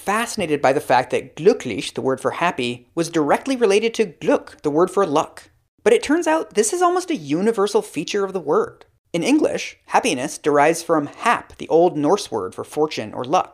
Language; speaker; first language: English; native; English